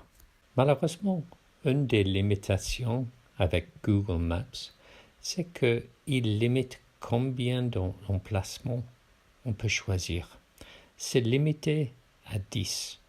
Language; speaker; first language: French; non-native, fluent; English